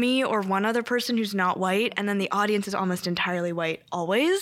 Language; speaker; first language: English; early bilingual, other home language; Korean